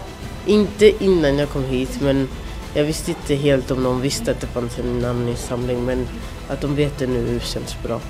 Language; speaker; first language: Swedish; early bilingual, other home language; Arabic